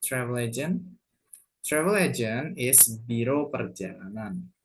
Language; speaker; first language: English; non-native, fluent; Indonesian